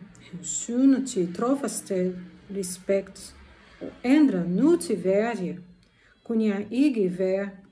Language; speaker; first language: Danish; non-native, learner; Portuguese